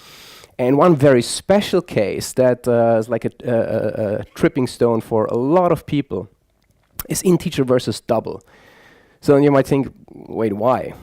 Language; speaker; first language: English; non-native, fluent; German